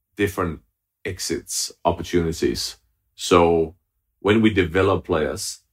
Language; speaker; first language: English; non-native, fluent; Danish